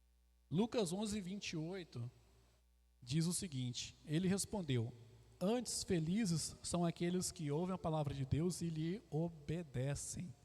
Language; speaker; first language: Portuguese; native; Portuguese